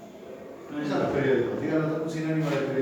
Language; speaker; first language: Spanish; native; Spanish